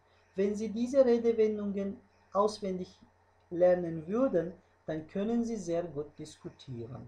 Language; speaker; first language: German; non-native, fluent; Uzbek